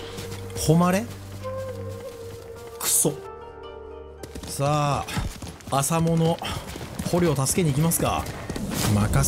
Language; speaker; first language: Japanese; native; Japanese